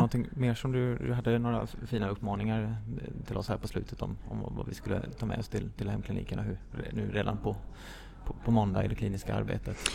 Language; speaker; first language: Swedish; native; Swedish